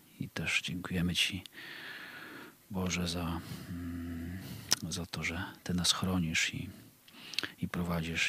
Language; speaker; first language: Polish; native; Polish